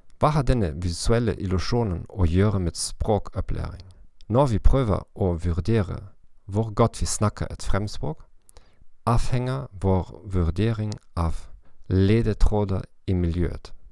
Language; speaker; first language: Norwegian; non-native, learner; German